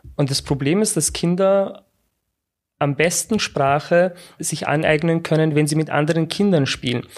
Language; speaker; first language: German; native; German